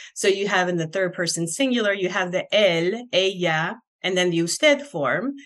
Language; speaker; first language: English; non-native, fluent; Spanish